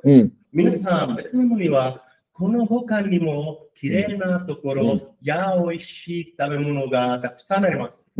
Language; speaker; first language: Japanese; non-native, learner; Spanish